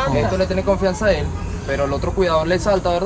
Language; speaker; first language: Spanish; native; Spanish